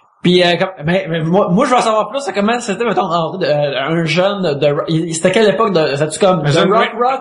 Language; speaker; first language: French; native; French